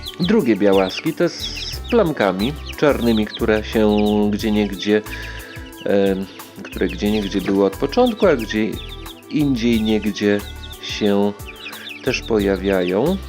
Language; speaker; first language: Polish; native; Polish